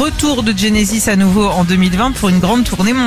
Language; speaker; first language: French; native; French